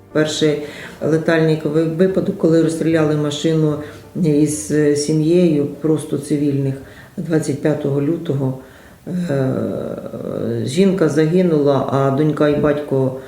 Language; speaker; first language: Ukrainian; native; Ukrainian